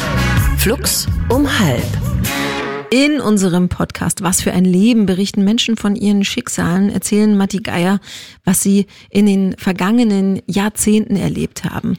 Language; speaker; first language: German; native; German